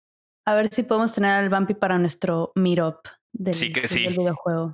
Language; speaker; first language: Spanish; native; Spanish